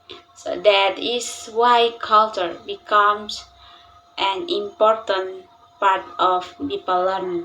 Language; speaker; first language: English; non-native, learner; Indonesian